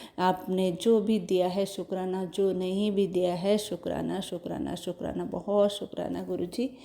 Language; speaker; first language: Hindi; non-native, local second language; Odia